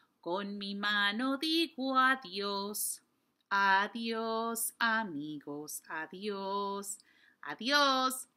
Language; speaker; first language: Spanish; non-native, fluent; English